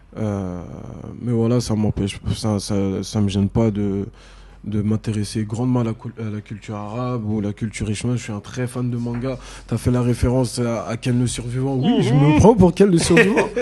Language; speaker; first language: French; native; French